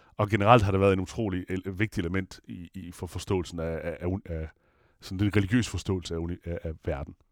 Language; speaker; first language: Danish; non-native, fluent; Italian